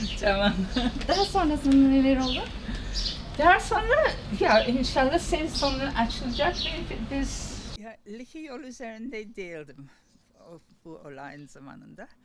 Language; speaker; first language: Turkish; non-native, learner; English